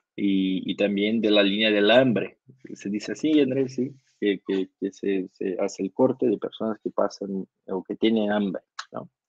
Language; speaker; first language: Spanish; non-native, learner; Portuguese